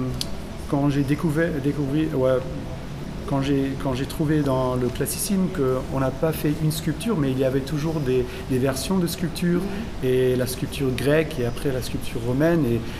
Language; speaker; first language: French; non-native, fluent; German